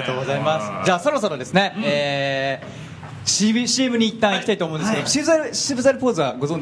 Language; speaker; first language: Japanese; native; Japanese